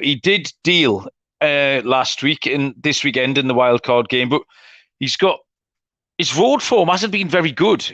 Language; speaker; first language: English; native; English